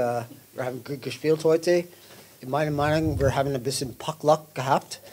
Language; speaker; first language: German; non-native, learner; English